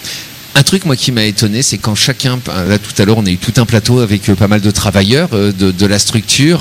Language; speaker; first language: French; native; French